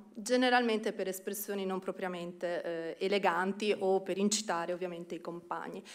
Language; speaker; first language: Italian; native; Italian